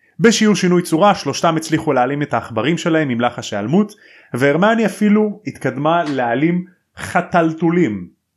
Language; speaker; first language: Hebrew; native; Hebrew